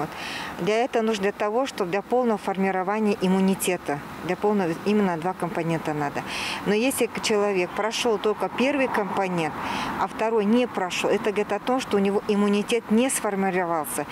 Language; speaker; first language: Russian; non-native, local second language; Tuvinian